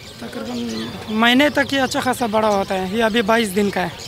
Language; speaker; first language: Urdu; non-native, local second language; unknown